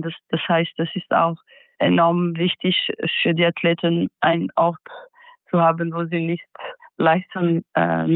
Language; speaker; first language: German; non-native, fluent; French